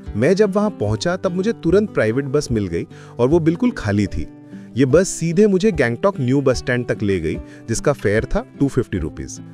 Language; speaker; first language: Hindi; non-native, fluent; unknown